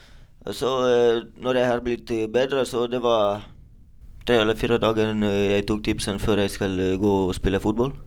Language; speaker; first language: Norwegian; non-native, learner; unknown